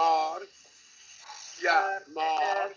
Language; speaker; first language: Dutch; non-native, learner; English